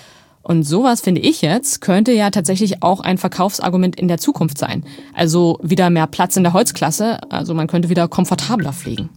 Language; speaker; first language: German; native; German